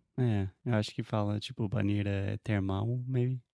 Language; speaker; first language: Portuguese; non-native, fluent; English